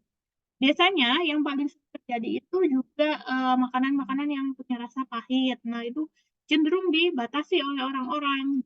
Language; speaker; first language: Indonesian; native; Indonesian